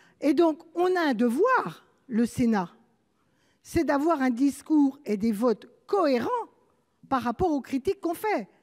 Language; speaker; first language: French; native; French